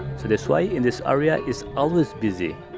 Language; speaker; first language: English; non-native, local second language; Indonesian